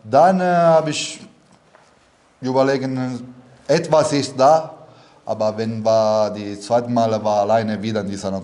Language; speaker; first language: German; non-native, learner; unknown